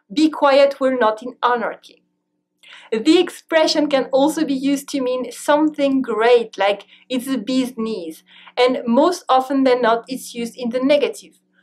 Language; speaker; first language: English; non-native, fluent; French